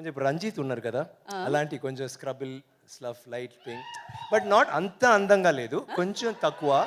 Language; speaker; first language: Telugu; non-native, learner; Tamil